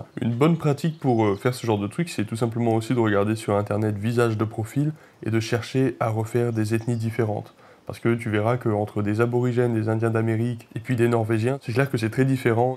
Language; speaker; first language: French; native; French